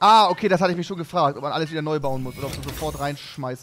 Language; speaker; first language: German; native; German